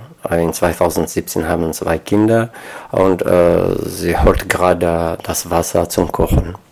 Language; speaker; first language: German; non-native, fluent; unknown